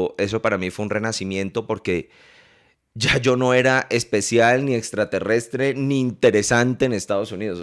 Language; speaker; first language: Spanish; early bilingual, heritage; English